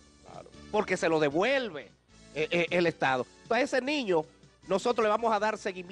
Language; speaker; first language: Spanish; native; Spanish